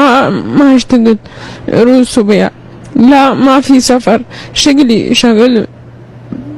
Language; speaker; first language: Arabic; non-native, learner; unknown